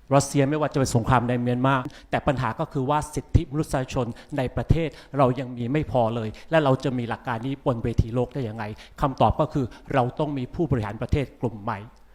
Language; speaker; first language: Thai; native; Thai